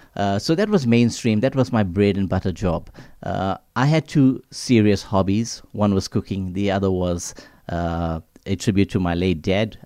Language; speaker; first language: English; native; English